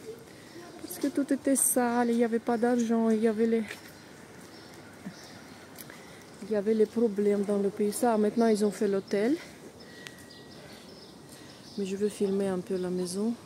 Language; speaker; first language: French; non-native, fluent; Russian